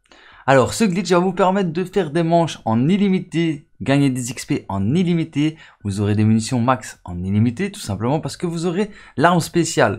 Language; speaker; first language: French; native; French